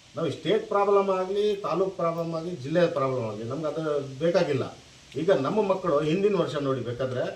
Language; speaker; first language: Kannada; non-native, local second language; Urdu